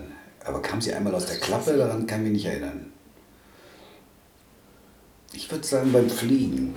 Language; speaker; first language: German; native; German